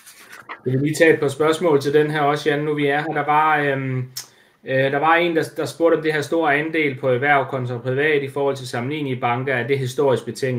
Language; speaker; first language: Danish; native; Danish